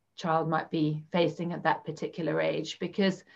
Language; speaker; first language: English; native; English